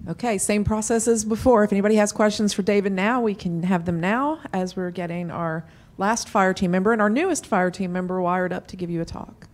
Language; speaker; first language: English; native; English